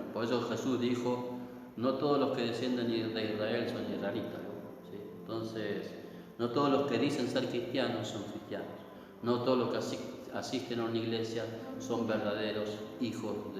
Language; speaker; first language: Spanish; native; Spanish